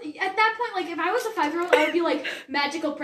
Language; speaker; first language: English; native; English